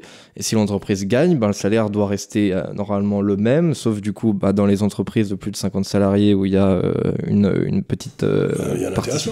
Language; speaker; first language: French; native; French